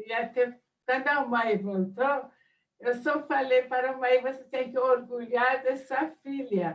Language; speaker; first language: Portuguese; non-native, fluent; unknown